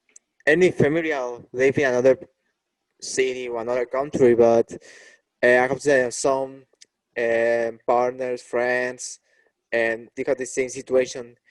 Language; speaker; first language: English; non-native, learner; Spanish